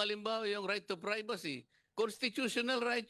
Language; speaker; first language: Filipino; native; Filipino